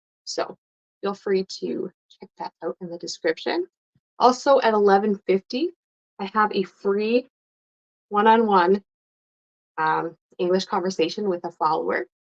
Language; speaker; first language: English; non-native, fluent; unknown